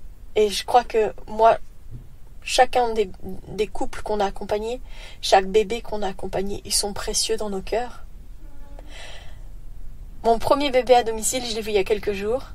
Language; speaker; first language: French; native; French